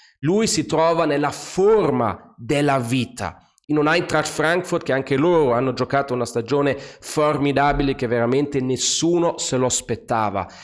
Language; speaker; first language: Italian; non-native, fluent; German